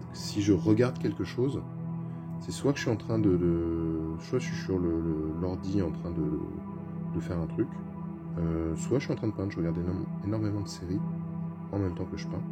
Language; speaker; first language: French; native; French